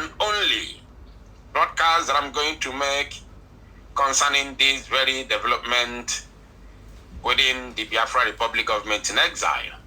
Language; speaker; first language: English; non-native, local second language; Igbo